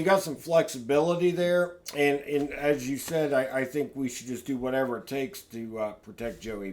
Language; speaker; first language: English; native; English